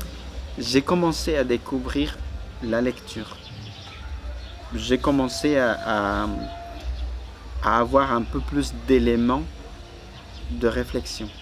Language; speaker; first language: French; non-native, fluent; Spanish